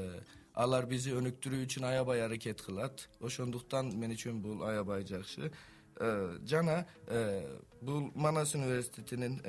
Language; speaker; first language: Kyrgyz; non-native, learner; Turkish